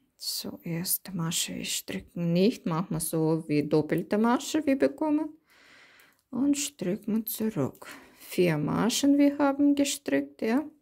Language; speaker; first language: German; non-native, learner; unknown